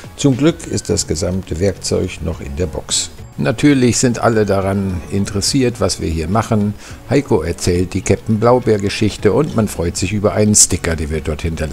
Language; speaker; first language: German; native; German